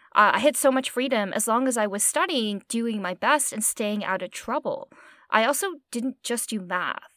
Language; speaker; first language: English; native; English